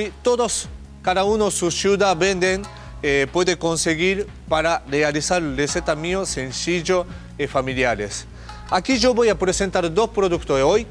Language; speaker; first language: Spanish; non-native, learner; Japanese